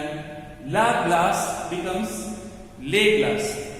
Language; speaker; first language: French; non-native, fluent; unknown